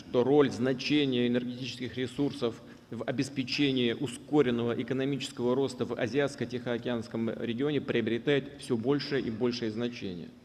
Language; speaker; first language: Russian; native; Russian